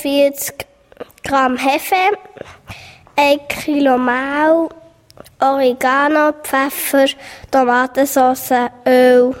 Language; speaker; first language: German; native; German